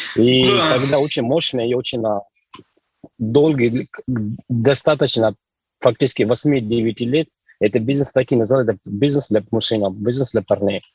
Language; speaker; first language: Russian; non-native, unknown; Hindi